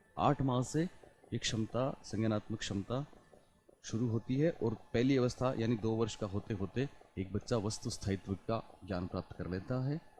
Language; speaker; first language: Hindi; native; Hindi